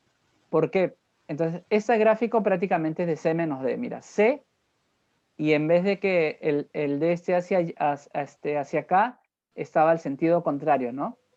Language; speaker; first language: Spanish; native; Spanish